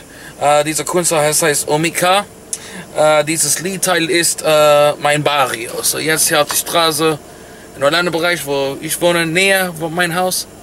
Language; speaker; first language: German; non-native, learner; English